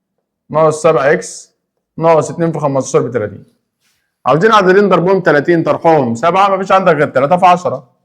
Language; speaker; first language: Arabic; native; Arabic